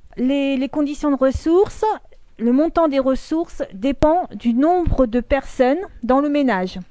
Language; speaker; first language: French; native; French